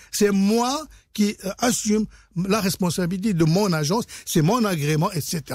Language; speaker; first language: French; non-native, local second language; Arabic